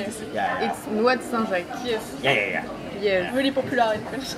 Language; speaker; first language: English; non-native, learner; French